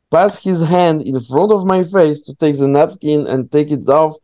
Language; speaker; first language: English; non-native, fluent; French